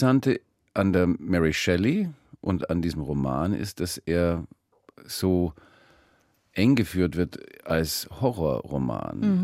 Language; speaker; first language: German; early bilingual, heritage; German